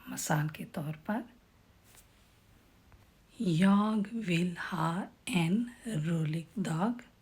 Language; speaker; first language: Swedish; non-native, fluent; Urdu